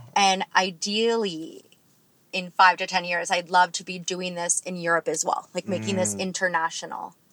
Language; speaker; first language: English; native; English